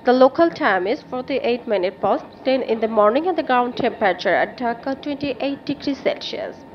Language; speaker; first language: English; non-native, local second language; Bangla